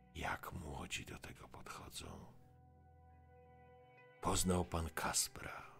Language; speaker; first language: Polish; native; Polish